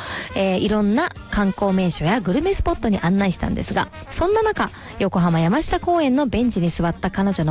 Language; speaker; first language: Japanese; native; Japanese